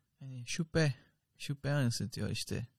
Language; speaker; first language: Turkish; non-native, fluent; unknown